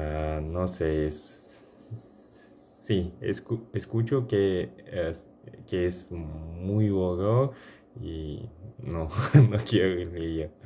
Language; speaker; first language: Spanish; non-native, learner; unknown